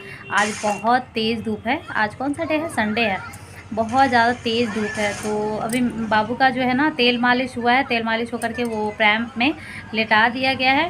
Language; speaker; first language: Hindi; native; Hindi